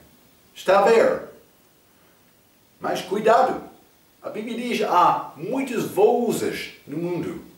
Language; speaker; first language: Portuguese; non-native, fluent; English